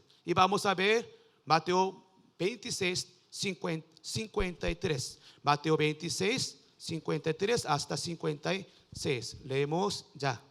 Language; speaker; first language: Spanish; non-native, learner; Korean